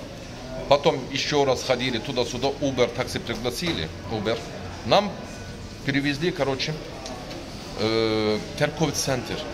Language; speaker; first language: Russian; non-native, learner; Turkish